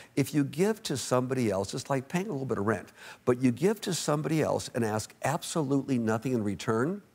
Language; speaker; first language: English; native; English